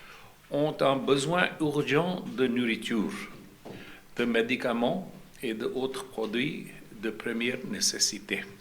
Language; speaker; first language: French; non-native, fluent; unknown